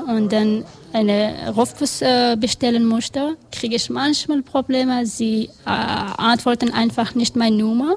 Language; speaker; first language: German; non-native, learner; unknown